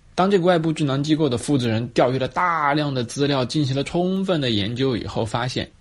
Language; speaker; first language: Chinese; native; Chinese